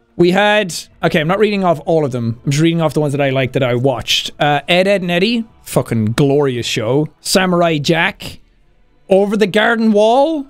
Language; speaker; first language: English; native; English